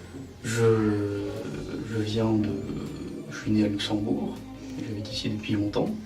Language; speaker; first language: French; early bilingual, other home language; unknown